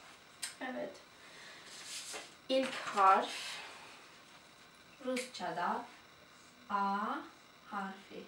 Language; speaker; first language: Turkish; non-native, fluent; Russian